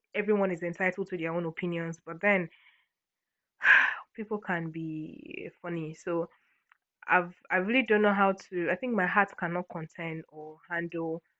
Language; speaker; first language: English; non-native, local second language; Ibibio